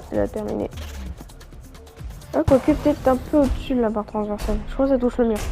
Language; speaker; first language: French; native; French